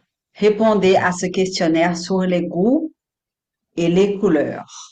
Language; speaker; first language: French; non-native, fluent; Portuguese